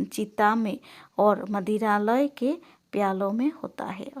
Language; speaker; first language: Hindi; non-native, local second language; Assamese